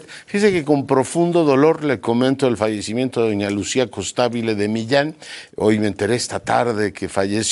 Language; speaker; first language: Spanish; native; Spanish